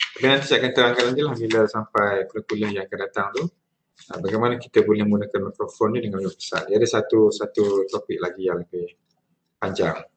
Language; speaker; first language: Malay; native; Malay